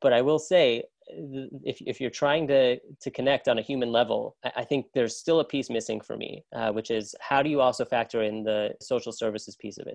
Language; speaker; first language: English; native; English